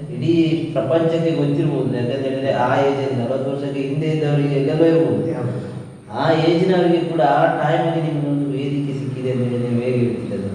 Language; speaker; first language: Kannada; native; Kannada